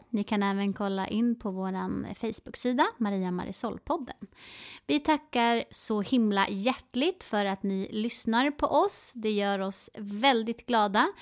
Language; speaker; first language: Swedish; native; Swedish